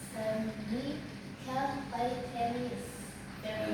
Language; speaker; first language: English; non-native, learner; Indonesian